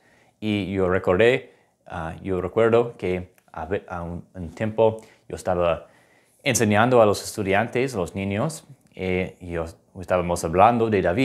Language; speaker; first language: Spanish; non-native, fluent; English